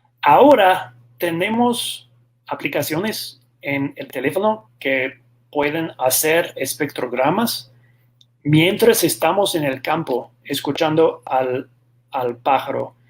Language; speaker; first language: Spanish; non-native, fluent; English